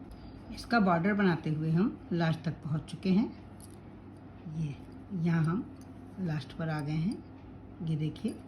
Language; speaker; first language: Hindi; native; Hindi